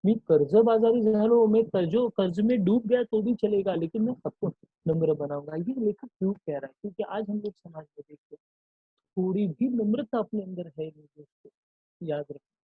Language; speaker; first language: Hindi; non-native, local second language; Marathi